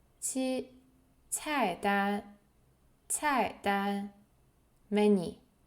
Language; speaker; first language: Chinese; non-native, fluent; Polish